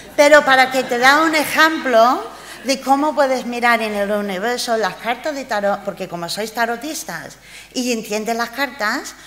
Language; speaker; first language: Spanish; non-native, fluent; English